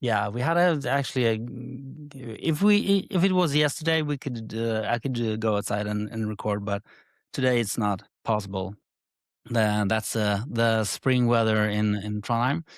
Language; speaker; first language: English; non-native, fluent; Norwegian